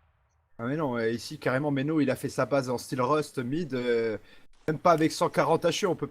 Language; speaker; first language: French; native; French